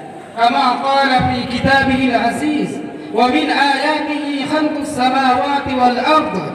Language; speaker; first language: Arabic; non-native, learner; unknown